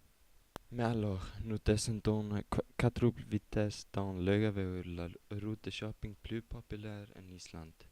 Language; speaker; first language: French; non-native, learner; Icelandic